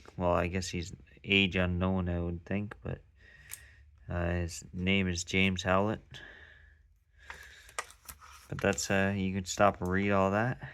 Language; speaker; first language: English; native; English